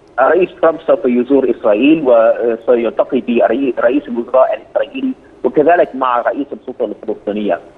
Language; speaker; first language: Egyptian Arabic; non-native, fluent; English